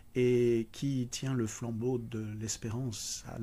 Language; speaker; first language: French; native; French